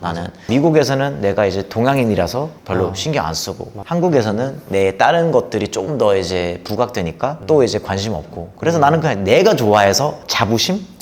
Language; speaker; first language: Korean; early bilingual, heritage; Korean